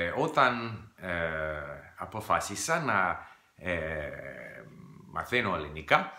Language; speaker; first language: Greek; non-native, learner; English